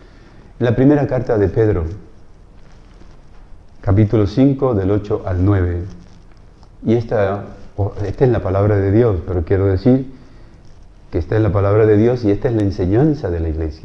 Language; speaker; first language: Spanish; native; Spanish